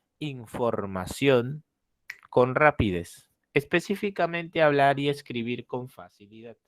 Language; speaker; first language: Spanish; native; Spanish